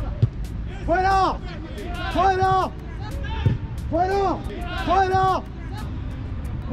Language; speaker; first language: Spanish; native; Spanish